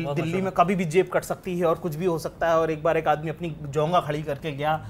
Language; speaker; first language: Hindi; native; Hindi